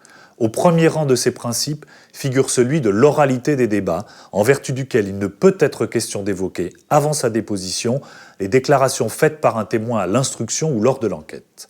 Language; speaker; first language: French; native; French